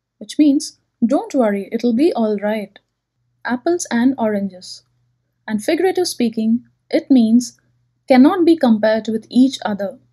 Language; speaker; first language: English; non-native, local second language; Telugu